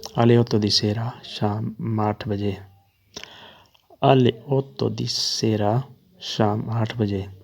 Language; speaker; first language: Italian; non-native, learner; Urdu